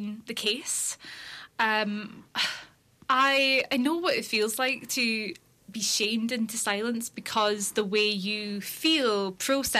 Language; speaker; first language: English; native; English